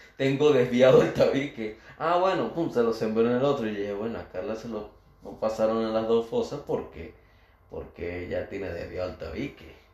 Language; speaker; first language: Spanish; native; Spanish